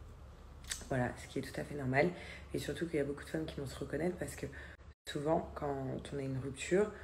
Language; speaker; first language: French; native; French